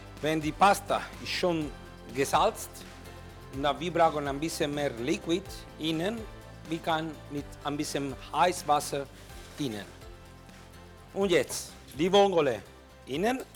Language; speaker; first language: German; non-native, learner; Italian